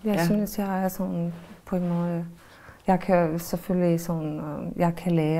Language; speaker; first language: Danish; non-native, fluent; Bosnian